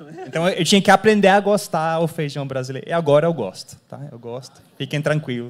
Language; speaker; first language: Portuguese; non-native, fluent; English